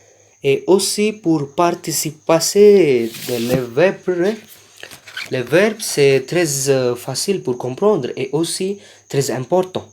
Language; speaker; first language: French; non-native, learner; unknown